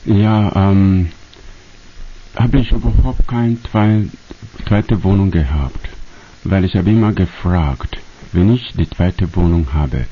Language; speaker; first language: German; non-native, learner; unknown